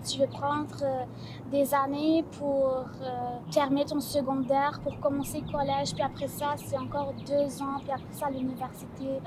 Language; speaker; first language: French; non-native, fluent; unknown